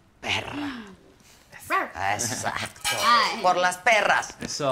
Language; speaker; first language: Spanish; native; Spanish